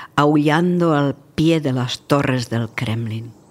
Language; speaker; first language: Spanish; non-native, fluent; Czech